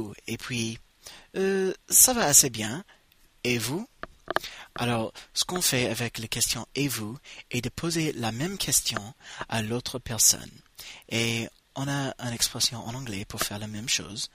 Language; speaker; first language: French; non-native, fluent; English